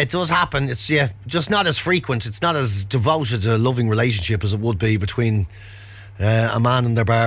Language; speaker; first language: English; native; English